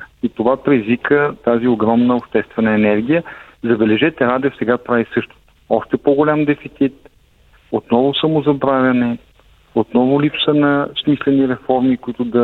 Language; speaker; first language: Bulgarian; native; Bulgarian